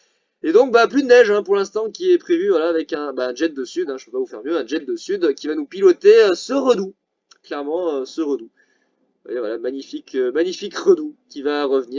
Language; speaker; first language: French; native; French